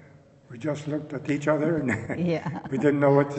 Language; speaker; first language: English; non-native, local second language; French